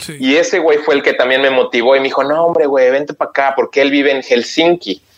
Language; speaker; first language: Spanish; native; Spanish